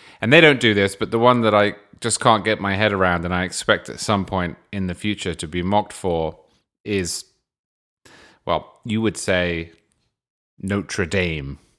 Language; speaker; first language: English; native; English